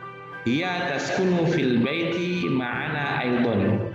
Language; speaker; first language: Arabic; non-native, fluent; Indonesian